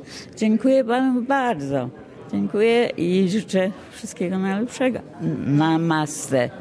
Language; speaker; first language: Polish; early bilingual, heritage; Polish